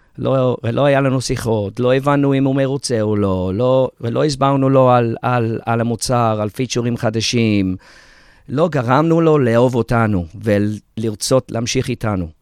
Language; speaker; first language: Hebrew; early bilingual, heritage; Hebrew